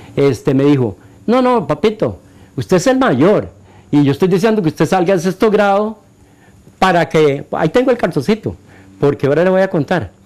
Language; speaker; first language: Spanish; native; Spanish